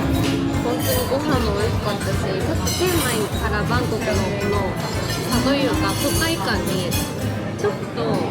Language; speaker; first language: Japanese; native; Japanese